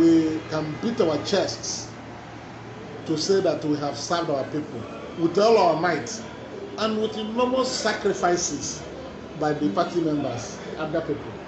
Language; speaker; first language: English; non-native, local second language; Igbo